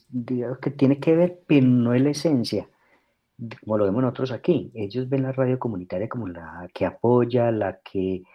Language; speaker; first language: Spanish; native; Spanish